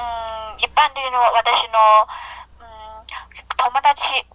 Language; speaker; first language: Japanese; non-native, learner; Chinese